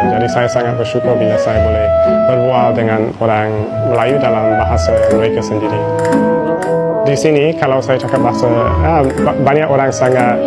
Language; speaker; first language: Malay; non-native, fluent; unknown